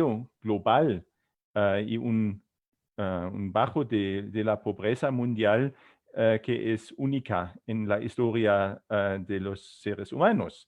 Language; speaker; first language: Spanish; non-native, fluent; German